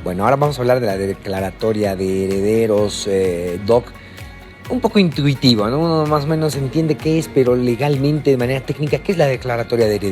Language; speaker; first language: Spanish; native; Spanish